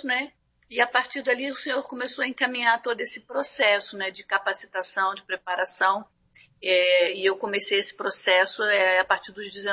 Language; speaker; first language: Portuguese; native; Portuguese